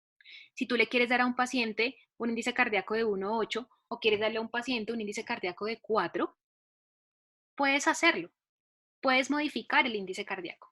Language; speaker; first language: Spanish; native; Spanish